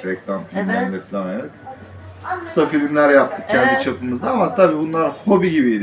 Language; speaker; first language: Turkish; native; Turkish